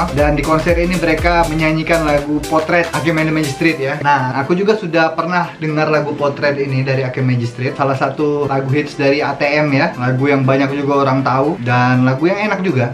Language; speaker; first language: Indonesian; native; Indonesian